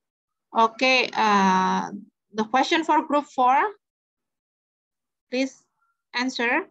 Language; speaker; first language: English; non-native, fluent; Indonesian